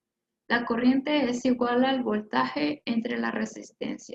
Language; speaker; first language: Spanish; native; Spanish